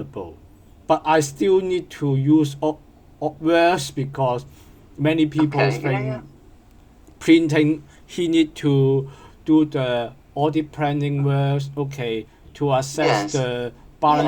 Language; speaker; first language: English; non-native, learner; Cantonese